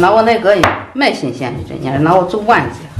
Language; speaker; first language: Chinese; native; Chinese